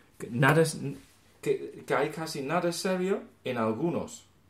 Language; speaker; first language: Spanish; non-native, fluent; English